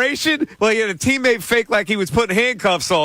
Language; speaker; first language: English; native; English